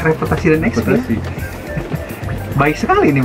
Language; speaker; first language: Indonesian; native; Indonesian